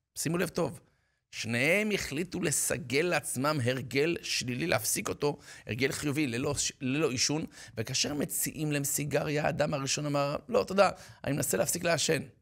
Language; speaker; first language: Hebrew; native; Hebrew